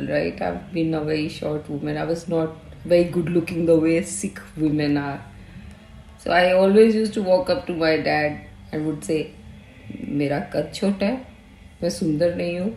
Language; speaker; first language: English; non-native, local second language; Punjabi